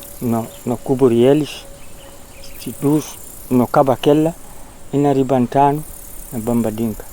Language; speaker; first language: Portuguese; non-native, learner; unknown